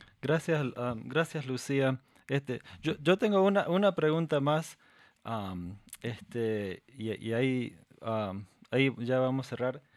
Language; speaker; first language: Spanish; non-native, fluent; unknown